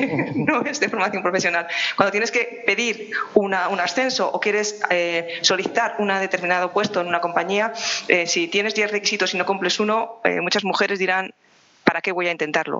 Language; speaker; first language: Spanish; native; Spanish